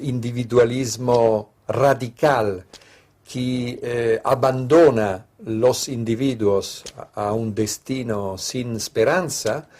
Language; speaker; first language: Spanish; non-native, fluent; Italian